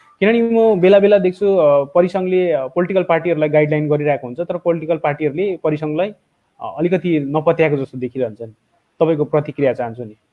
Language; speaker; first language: Nepali; native; Nepali